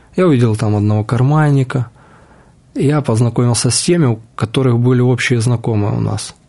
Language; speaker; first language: Russian; native; Russian